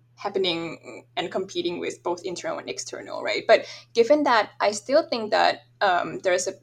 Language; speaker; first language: English; non-native, fluent; Thai